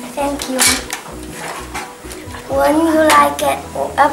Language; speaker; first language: English; non-native, learner; Catalan